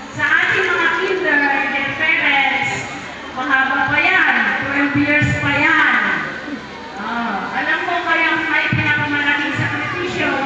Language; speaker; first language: Filipino; native; Filipino